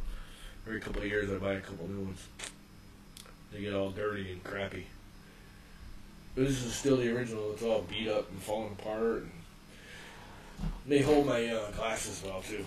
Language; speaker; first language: English; native; English